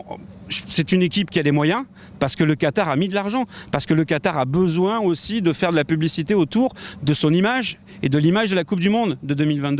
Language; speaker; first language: French; native; French